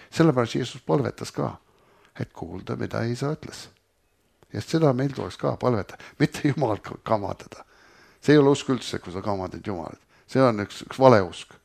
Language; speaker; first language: Estonian; early bilingual, heritage; Estonian